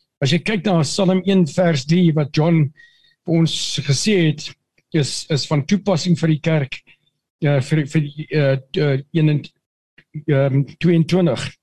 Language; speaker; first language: Afrikaans; native; Afrikaans